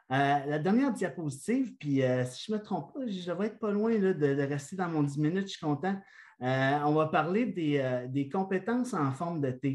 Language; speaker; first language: French; native; French